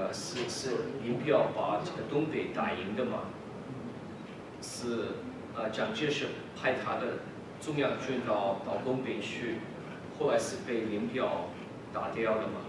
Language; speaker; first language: Chinese; early bilingual, heritage; English